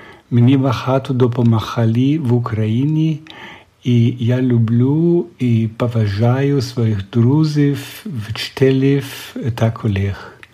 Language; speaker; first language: Ukrainian; non-native, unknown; German